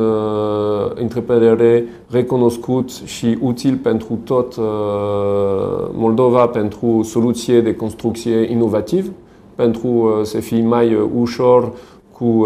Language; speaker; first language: Romanian; non-native, learner; French